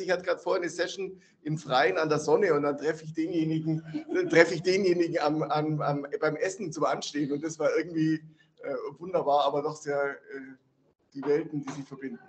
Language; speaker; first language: German; native; German